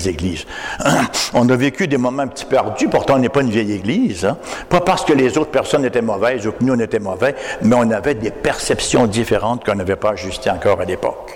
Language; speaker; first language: French; native; French